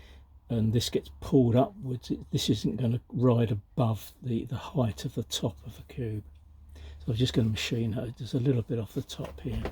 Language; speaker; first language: English; native; English